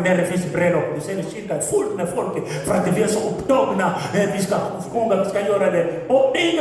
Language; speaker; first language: Swedish; non-native, fluent; Lingala